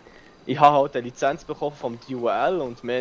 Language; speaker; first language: German; native; German